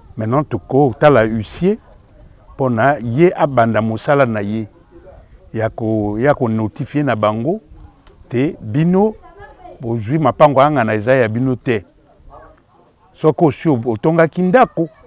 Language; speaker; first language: Lingala; native; Lingala